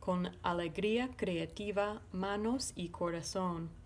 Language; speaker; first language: Spanish; non-native, learner; English